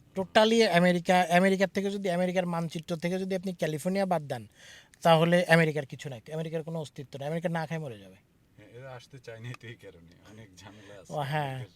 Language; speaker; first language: Bangla; native; Bangla